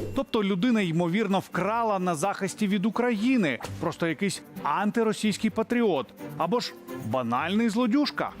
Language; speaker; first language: Ukrainian; native; Ukrainian